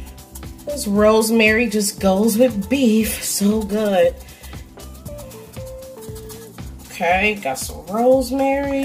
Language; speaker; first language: English; native; English